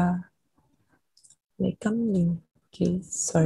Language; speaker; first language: Cantonese; non-native, learner; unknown